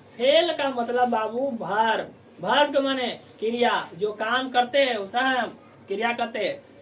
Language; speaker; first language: Hindi; native; Hindi